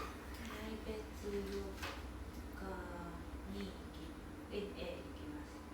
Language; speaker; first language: Japanese; non-native, learner; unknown